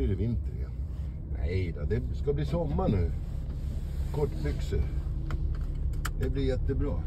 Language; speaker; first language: Swedish; non-native, learner; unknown